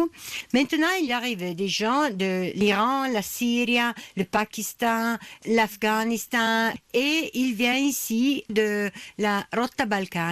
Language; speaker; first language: French; non-native, fluent; Italian